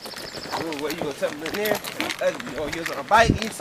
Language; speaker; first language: English; native; English